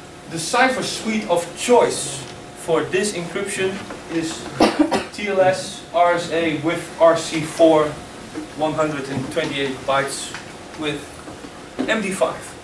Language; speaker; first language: English; non-native, fluent; Dutch